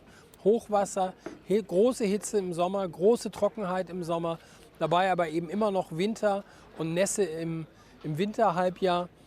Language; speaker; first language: German; native; German